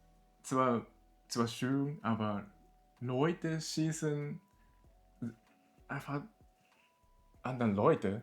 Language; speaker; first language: German; non-native, learner; Japanese